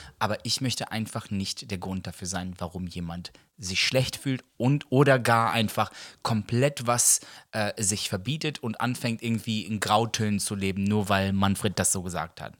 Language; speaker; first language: German; early bilingual, other home language; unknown